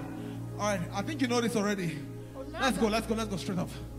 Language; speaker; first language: English; non-native, local second language; Igbo